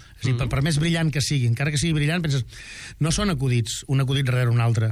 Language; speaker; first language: Catalan; native; Catalan